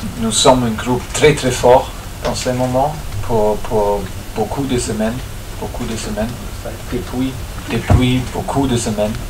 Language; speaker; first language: French; non-native, fluent; German